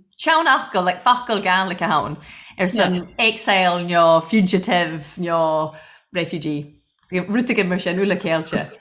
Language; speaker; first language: Irish; non-native, local second language; English